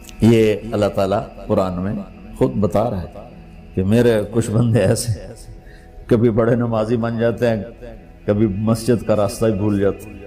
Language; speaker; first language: Urdu; non-native, local second language; Punjabi